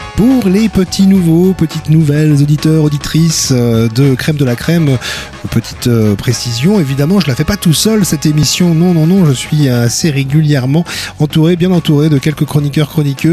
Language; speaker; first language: French; native; French